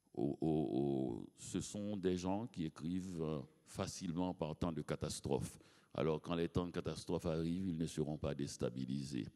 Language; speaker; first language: French; native; French